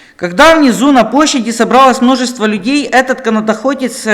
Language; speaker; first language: Russian; non-native, local second language; Ukrainian